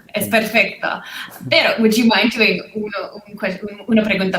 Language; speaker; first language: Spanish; non-native, learner; English